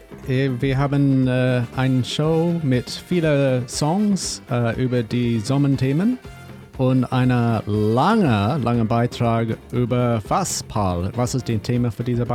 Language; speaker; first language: German; non-native, learner; English